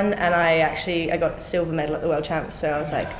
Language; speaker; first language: English; native; English